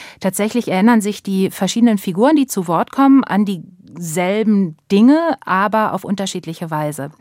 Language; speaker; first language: German; native; German